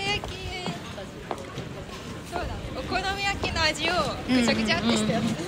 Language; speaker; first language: Japanese; native; Japanese